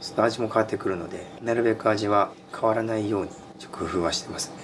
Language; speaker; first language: Japanese; native; Japanese